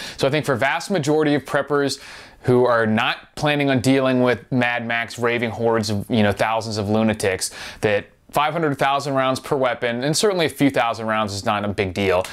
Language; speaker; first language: English; native; English